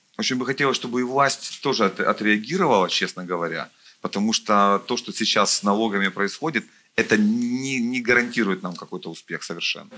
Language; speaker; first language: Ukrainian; non-native, local second language; Russian